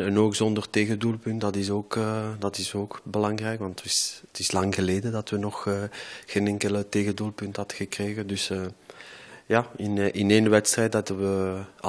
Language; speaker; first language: Dutch; non-native, local second language; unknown